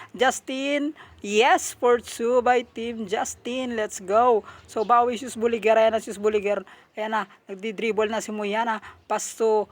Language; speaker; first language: Filipino; non-native, local second language; Hiligaynon